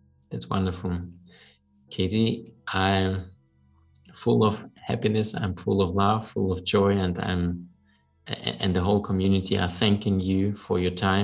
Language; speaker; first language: English; non-native, fluent; German